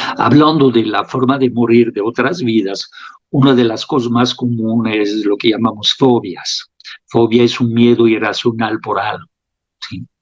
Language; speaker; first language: Spanish; non-native, fluent; French